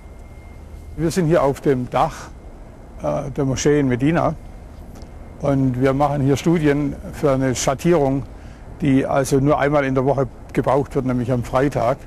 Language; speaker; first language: German; native; German